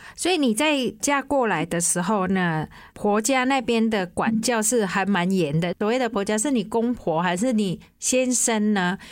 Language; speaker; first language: Chinese; native; Chinese